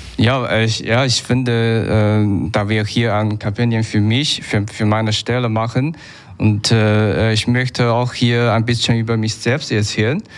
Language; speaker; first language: German; non-native, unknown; Chinese